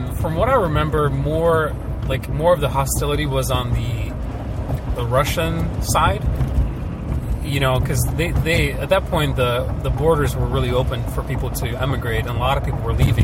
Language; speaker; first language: English; early bilingual, other home language; Ukrainian